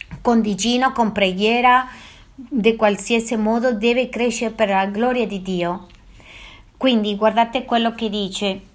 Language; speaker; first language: Italian; non-native, fluent; Spanish